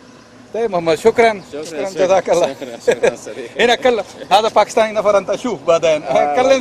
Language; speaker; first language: Arabic; non-native, learner; Urdu